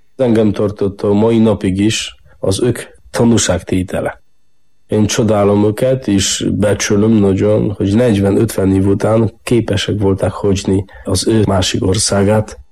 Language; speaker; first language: Hungarian; non-native, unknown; Polish